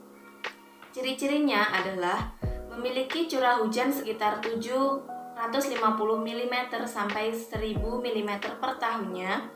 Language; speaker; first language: Indonesian; native; Indonesian